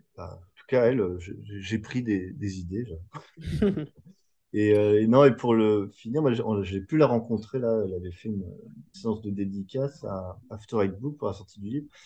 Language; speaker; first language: French; native; French